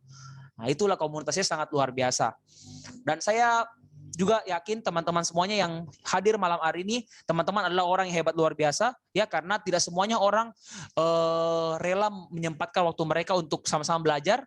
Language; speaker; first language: Indonesian; native; Indonesian